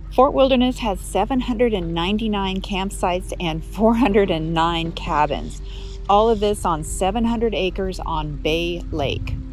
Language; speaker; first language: English; native; English